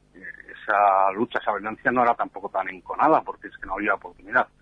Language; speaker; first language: Spanish; native; Spanish